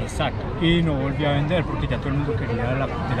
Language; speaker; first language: Spanish; native; Spanish